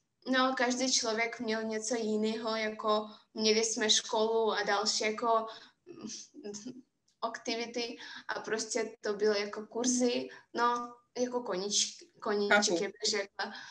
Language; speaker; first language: Czech; non-native, fluent; Russian